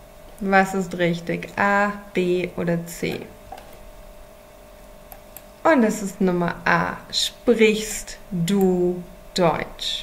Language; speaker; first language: German; non-native, fluent; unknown